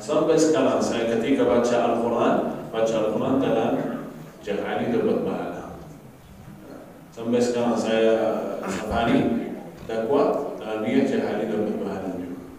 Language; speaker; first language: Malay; non-native, fluent; Arabic